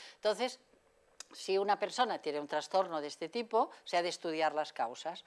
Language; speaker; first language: Spanish; non-native, local second language; Catalan